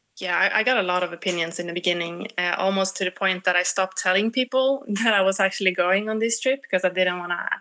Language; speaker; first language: English; non-native, fluent; Swedish